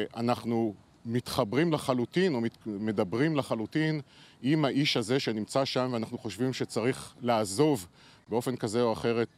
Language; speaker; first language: Hebrew; native; Hebrew